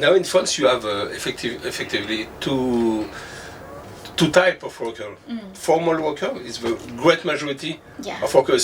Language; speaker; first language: English; non-native, learner; French